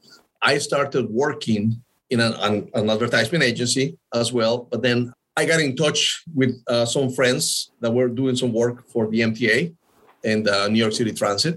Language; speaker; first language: English; non-native, fluent; Spanish